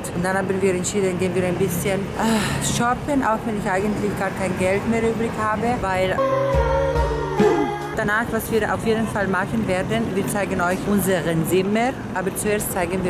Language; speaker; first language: German; early bilingual, other home language; Spanish